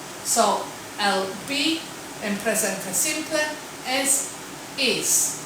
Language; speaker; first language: Spanish; non-native, fluent; English